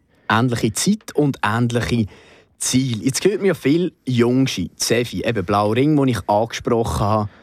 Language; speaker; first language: German; native; German